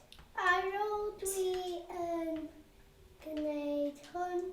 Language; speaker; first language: Welsh; non-native, local second language; English